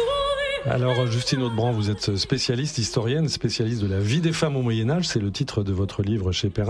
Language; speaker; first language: French; native; French